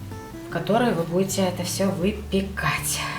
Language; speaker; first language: Russian; native; Russian